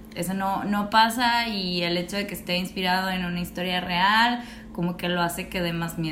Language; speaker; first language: Spanish; native; Spanish